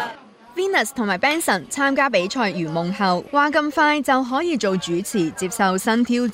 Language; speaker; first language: Chinese; native; Chinese